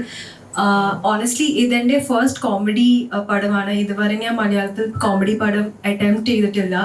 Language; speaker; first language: Malayalam; non-native, learner; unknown